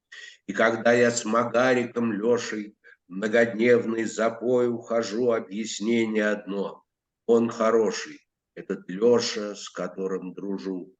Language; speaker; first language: Russian; native; Russian